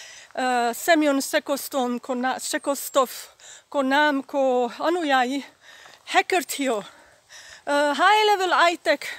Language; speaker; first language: Nepali; non-native, fluent; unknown